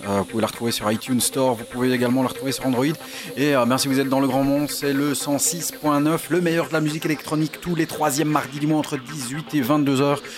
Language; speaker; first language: French; native; French